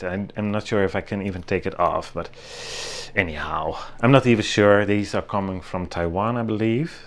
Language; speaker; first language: English; non-native, fluent; Dutch